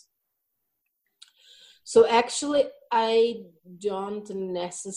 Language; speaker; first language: English; non-native, fluent; Czech